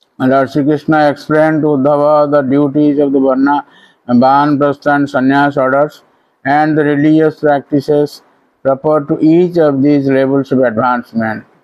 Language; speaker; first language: English; non-native, local second language; Odia